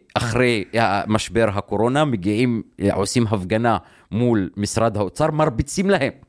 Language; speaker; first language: Hebrew; non-native, local second language; Arabic